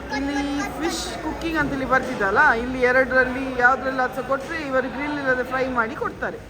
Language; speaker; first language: Kannada; native; Kannada